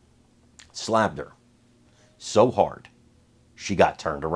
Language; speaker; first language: English; native; English